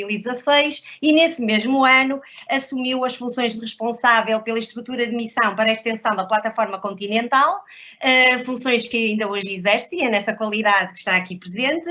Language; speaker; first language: Portuguese; native; Portuguese